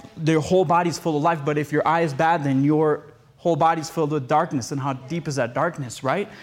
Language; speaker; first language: English; early bilingual, other home language; Spanish